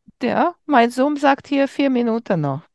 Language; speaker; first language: German; non-native, learner; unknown